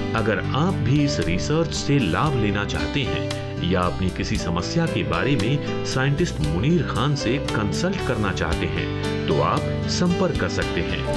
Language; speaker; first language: Hindi; native; Hindi